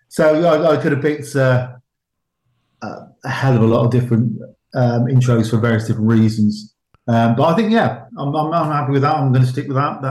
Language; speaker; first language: English; native; English